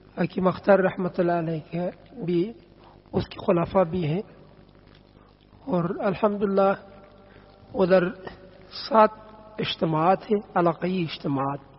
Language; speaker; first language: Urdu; non-native, learner; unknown